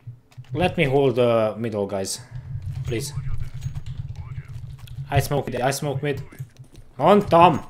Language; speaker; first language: English; non-native, learner; Hungarian